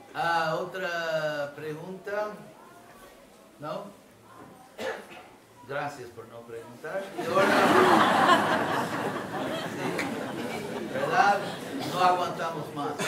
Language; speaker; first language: Spanish; non-native, fluent; English